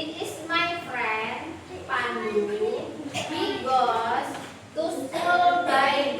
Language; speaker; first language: English; non-native, learner; Indonesian